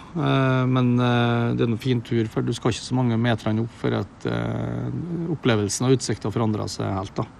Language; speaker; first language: Norwegian; native; Norwegian